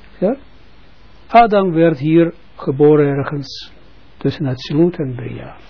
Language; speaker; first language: Dutch; non-native, fluent; Russian